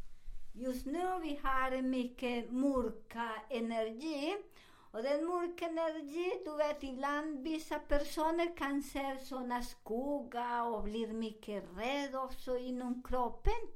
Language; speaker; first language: Swedish; non-native, fluent; Spanish